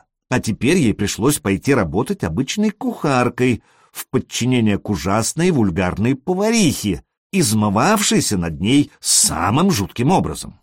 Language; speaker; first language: Russian; native; Russian